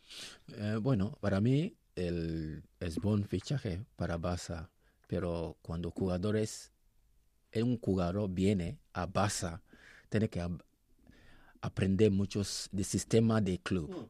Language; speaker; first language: Spanish; non-native, learner; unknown